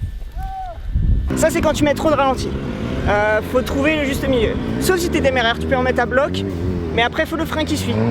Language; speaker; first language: French; native; French